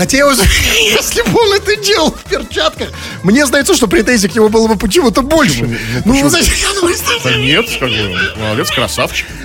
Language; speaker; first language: Russian; native; Russian